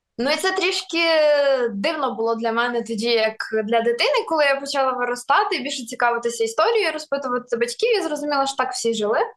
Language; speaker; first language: Ukrainian; non-native, local second language; Russian